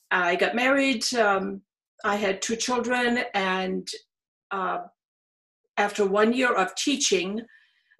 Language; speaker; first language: English; non-native, fluent; Serbian